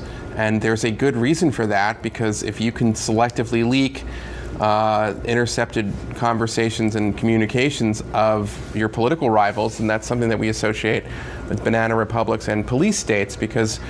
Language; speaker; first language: English; native; English